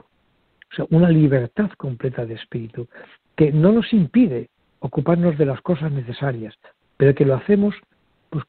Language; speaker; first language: Spanish; native; Spanish